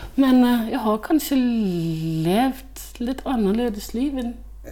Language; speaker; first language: Norwegian; non-native, fluent; Danish